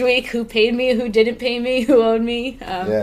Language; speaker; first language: English; native; English